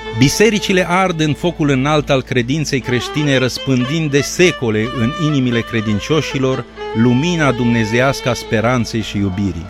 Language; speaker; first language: Romanian; native; Romanian